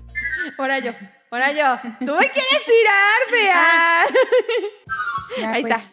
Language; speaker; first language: Spanish; native; Spanish